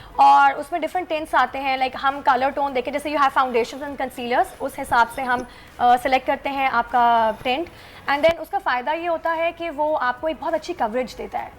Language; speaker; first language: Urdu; native; Urdu